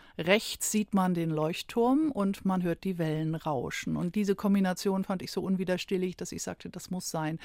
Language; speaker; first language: German; native; German